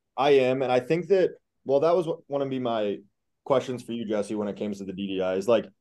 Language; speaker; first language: English; native; English